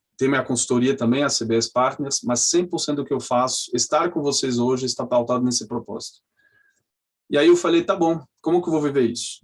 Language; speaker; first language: Portuguese; non-native, fluent; French